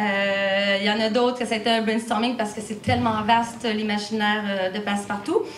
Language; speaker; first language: French; native; French